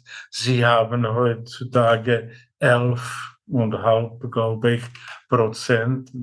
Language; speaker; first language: German; non-native, fluent; Czech